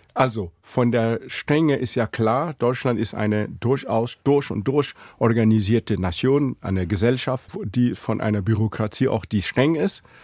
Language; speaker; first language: German; non-native, fluent; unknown